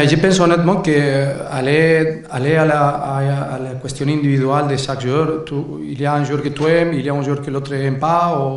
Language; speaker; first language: French; non-native, learner; Spanish